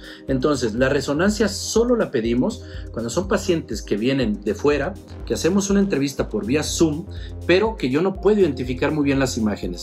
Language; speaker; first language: Spanish; native; Spanish